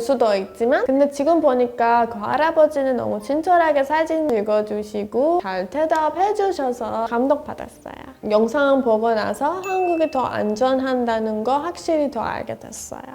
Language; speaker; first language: Korean; non-native, learner; Persian